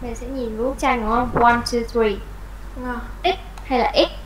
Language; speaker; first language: Vietnamese; native; Vietnamese